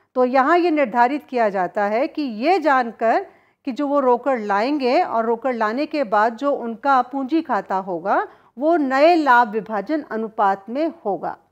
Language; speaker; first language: Hindi; native; Hindi